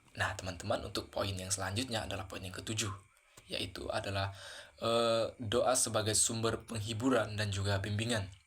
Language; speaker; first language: Indonesian; native; Indonesian